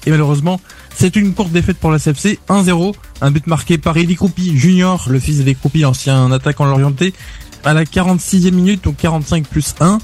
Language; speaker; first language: French; native; French